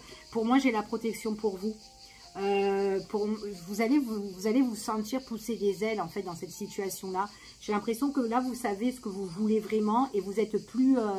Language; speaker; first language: French; native; French